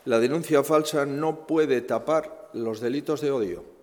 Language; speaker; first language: Spanish; native; Spanish